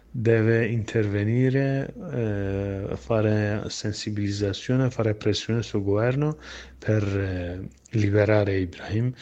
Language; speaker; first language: Italian; non-native, learner; Kurdish